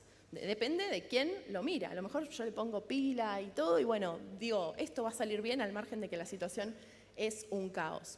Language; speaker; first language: Spanish; native; Spanish